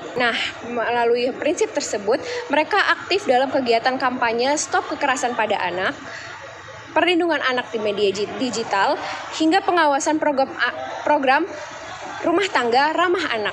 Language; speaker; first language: Indonesian; native; Indonesian